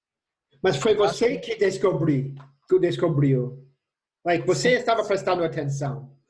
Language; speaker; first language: Portuguese; non-native, fluent; English